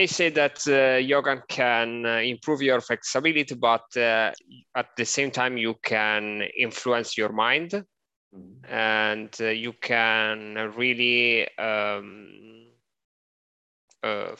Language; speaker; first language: English; non-native, learner; Italian